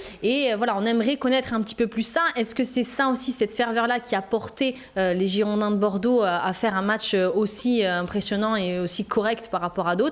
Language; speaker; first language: French; native; French